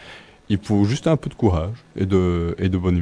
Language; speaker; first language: French; native; French